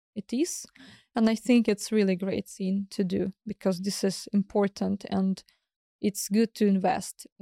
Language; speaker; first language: English; non-native, fluent; Ukrainian